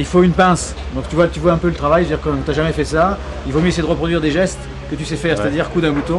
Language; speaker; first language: French; native; French